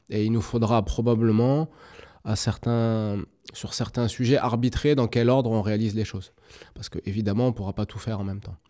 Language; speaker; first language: French; native; French